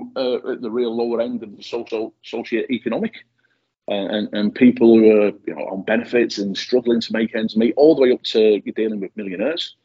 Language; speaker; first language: English; native; English